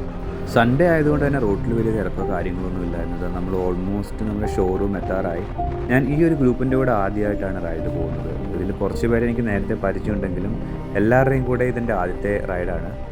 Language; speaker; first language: Malayalam; native; Malayalam